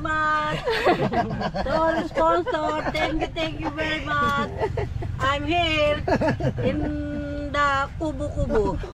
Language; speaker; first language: English; non-native, learner; Filipino